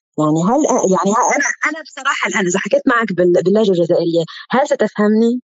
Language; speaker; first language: Arabic; native; Arabic